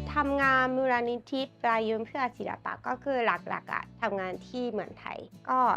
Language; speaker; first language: Thai; non-native, fluent; Japanese